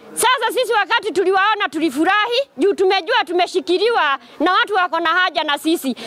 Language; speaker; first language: Swahili; non-native, local second language; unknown